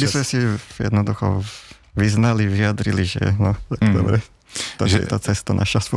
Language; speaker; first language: Slovak; native; Slovak